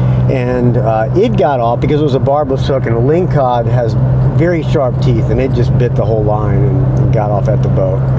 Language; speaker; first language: English; native; English